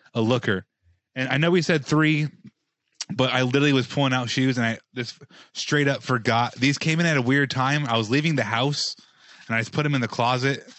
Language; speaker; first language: English; native; English